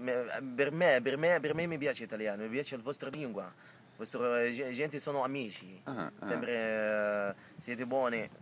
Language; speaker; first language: Italian; non-native, learner; Arabic